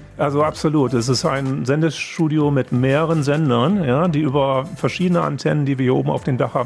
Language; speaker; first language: German; native; German